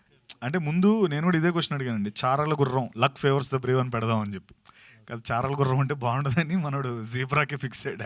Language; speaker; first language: Telugu; native; Telugu